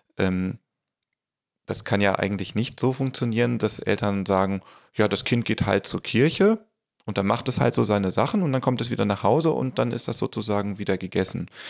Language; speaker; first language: German; native; German